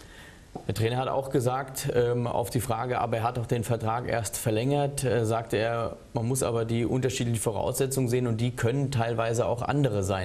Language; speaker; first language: German; native; German